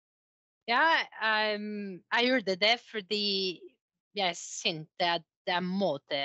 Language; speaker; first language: Norwegian; non-native, fluent; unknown